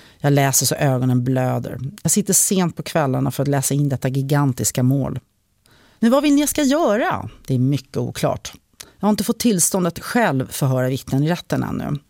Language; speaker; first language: Swedish; early bilingual, other home language; French